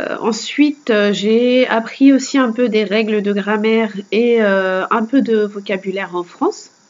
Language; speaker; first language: French; native; French